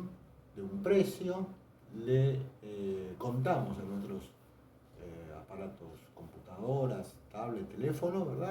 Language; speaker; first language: Spanish; native; Spanish